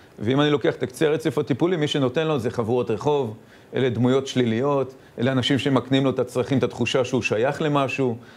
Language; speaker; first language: Hebrew; native; Hebrew